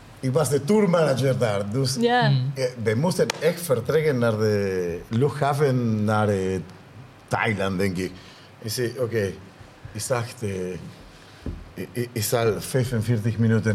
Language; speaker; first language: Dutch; non-native, learner; Spanish